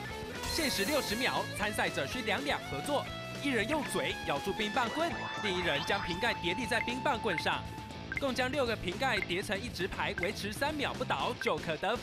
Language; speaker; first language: Chinese; native; Chinese